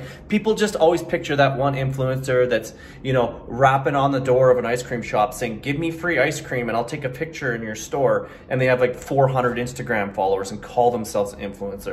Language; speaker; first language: English; native; English